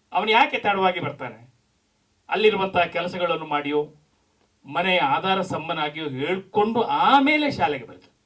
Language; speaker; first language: Kannada; native; Kannada